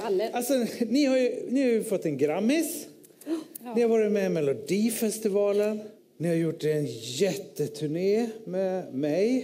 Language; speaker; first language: Swedish; native; Swedish